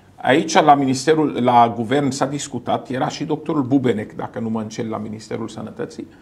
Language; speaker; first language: Romanian; non-native, fluent; Arabic